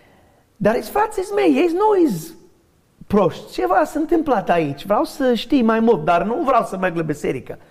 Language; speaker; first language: Romanian; non-native, learner; English